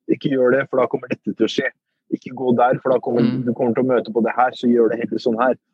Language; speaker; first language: Norwegian; early bilingual, other home language; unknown